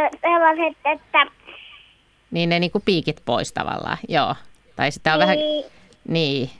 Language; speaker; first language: Finnish; native; Finnish